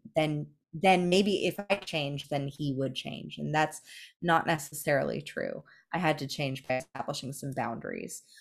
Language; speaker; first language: English; native; English